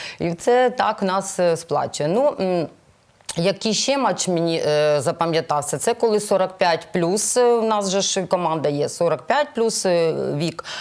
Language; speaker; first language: Ukrainian; native; Ukrainian